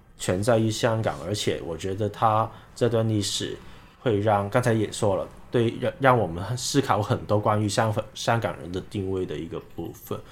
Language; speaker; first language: Chinese; non-native, local second language; Cantonese